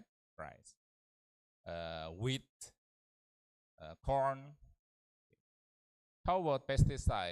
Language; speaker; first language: English; non-native, learner; Indonesian